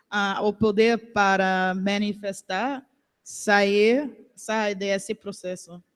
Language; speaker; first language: Portuguese; non-native, learner; English